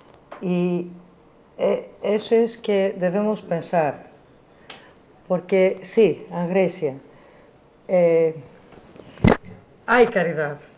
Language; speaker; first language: Spanish; non-native, learner; Greek